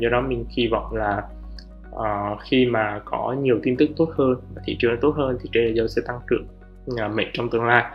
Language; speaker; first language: Vietnamese; native; Vietnamese